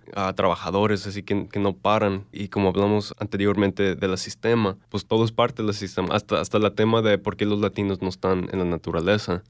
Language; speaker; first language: Spanish; early bilingual, other home language; English